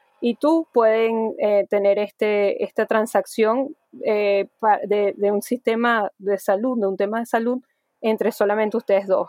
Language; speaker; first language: Spanish; early bilingual, heritage; Spanish